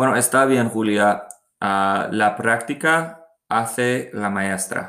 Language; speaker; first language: Spanish; non-native, learner; English